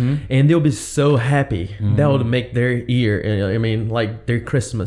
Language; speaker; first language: English; non-native, fluent; Portuguese